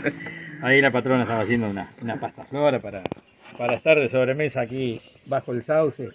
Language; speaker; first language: Spanish; native; Spanish